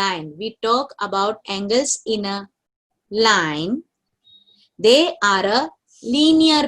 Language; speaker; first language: English; non-native, local second language; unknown